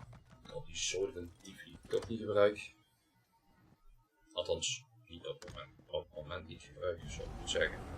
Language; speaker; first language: Dutch; native; Dutch